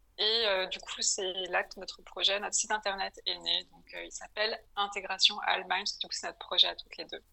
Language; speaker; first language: French; native; French